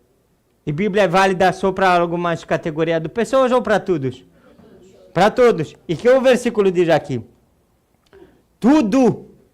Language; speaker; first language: Portuguese; non-native, fluent; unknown